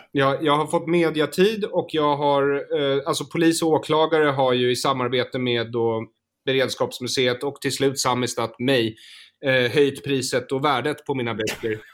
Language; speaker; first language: Swedish; native; Swedish